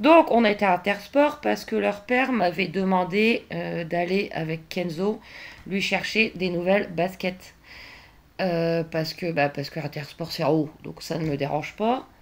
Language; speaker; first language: French; native; French